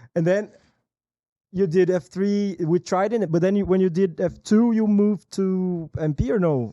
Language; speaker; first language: English; non-native, fluent; Portuguese